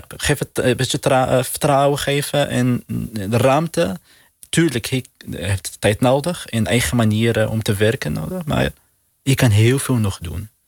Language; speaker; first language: Dutch; non-native, learner; Arabic